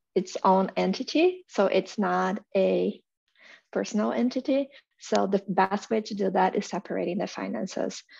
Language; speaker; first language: English; non-native, fluent; Portuguese